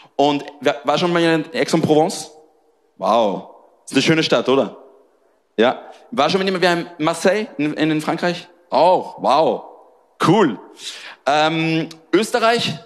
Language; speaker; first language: German; native; German